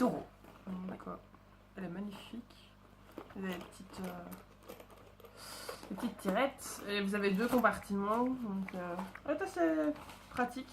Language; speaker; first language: French; native; French